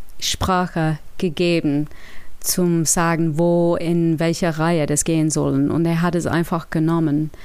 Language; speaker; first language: German; non-native, learner; English